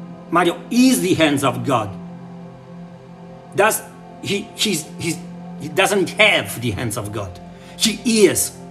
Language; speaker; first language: English; non-native, learner; Italian